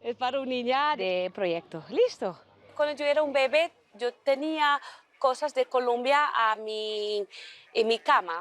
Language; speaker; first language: Spanish; early bilingual, heritage; Dutch